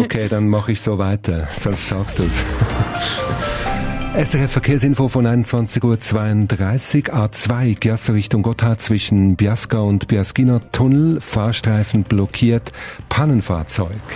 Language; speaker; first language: German; native; German